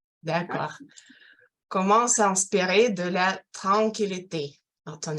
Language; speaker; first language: French; non-native, fluent; Russian